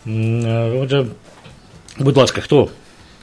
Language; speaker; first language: Ukrainian; native; Ukrainian